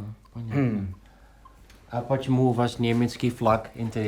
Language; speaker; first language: Russian; non-native, fluent; Dutch